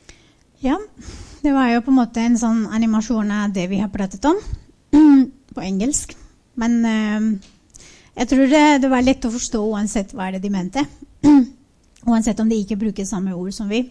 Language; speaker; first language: Norwegian; non-native, fluent; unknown